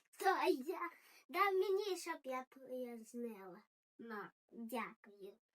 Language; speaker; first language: Ukrainian; early bilingual, heritage; Ukrainian